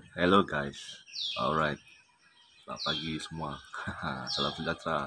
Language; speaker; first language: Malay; non-native, local second language; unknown